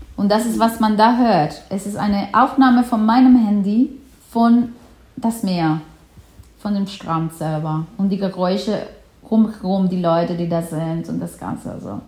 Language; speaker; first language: German; non-native, fluent; Spanish